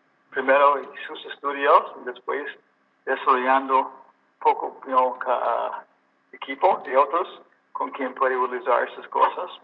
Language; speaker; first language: Spanish; non-native, learner; English